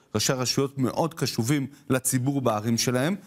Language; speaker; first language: Hebrew; native; Hebrew